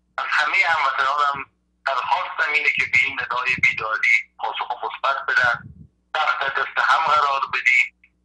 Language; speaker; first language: Persian; non-native, local second language; Azerbaijani